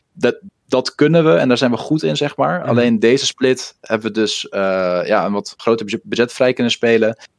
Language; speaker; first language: Dutch; early bilingual, other home language; Russian